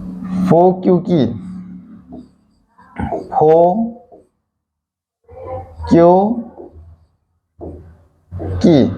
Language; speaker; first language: Hindi; native; Hindi